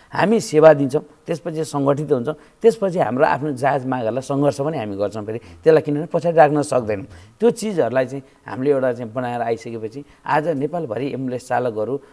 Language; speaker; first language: Nepali; native; Nepali